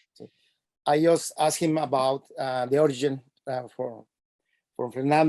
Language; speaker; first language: English; non-native, fluent; Spanish